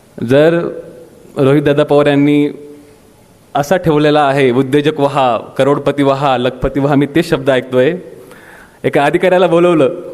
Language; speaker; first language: Marathi; non-native, local second language; Bhili